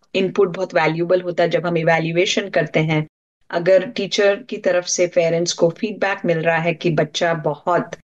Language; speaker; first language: Hindi; non-native, local second language; Marathi